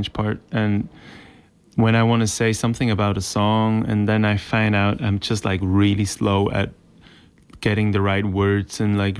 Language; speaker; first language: English; non-native, fluent; Swiss German